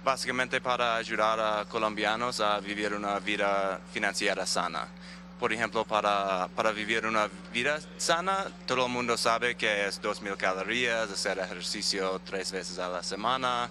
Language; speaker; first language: Spanish; non-native, fluent; English